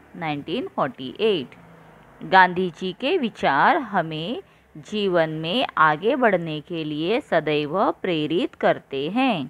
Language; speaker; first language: Hindi; non-native, local second language; Marathi